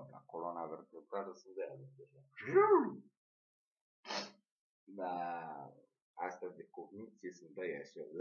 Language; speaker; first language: Romanian; native; Romanian